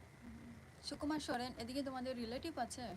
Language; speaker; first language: Bangla; non-native, local second language; Santali